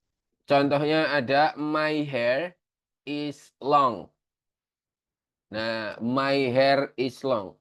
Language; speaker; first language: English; non-native, fluent; Indonesian